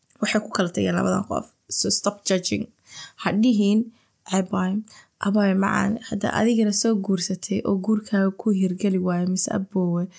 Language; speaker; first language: Somali; early bilingual, heritage; Somali